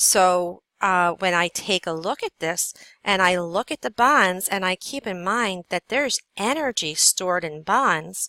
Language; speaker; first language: English; native; English